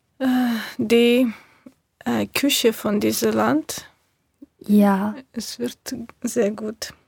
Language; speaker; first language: German; non-native, learner; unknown